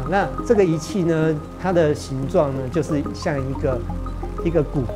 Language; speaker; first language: Chinese; native; Chinese